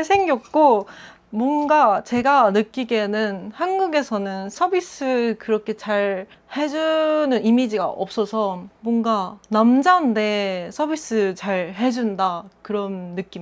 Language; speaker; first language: Korean; non-native, fluent; Japanese